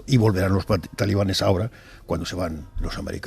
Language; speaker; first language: Spanish; native; Spanish